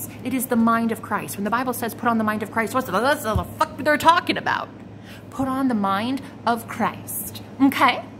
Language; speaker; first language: English; native; English